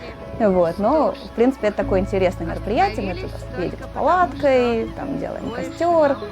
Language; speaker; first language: Russian; native; Russian